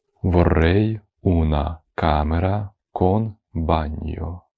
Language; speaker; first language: Italian; non-native, fluent; Ukrainian